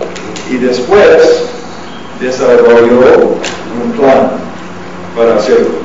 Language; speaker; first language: Spanish; non-native, fluent; English